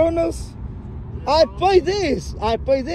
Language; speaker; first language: English; non-native, learner; Portuguese